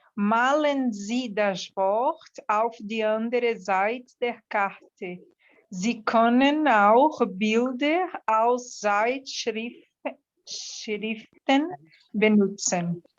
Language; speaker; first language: German; non-native, learner; Portuguese